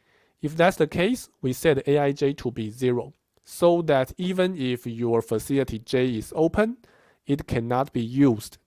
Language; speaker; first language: English; non-native, fluent; Chinese